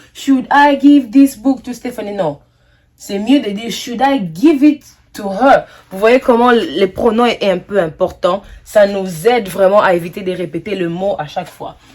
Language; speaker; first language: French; non-native, local second language; Lingala